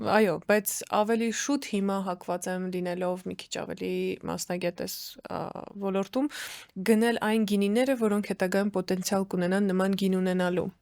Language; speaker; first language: Armenian; early bilingual, heritage; Armenian